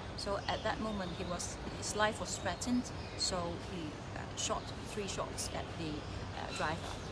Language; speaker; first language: English; non-native, local second language; Cantonese